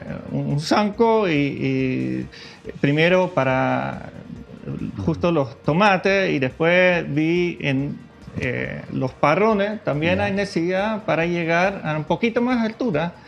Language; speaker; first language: Spanish; non-native, fluent; Dutch